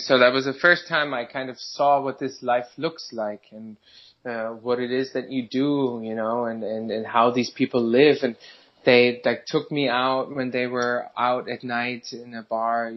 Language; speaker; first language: English; non-native, fluent; German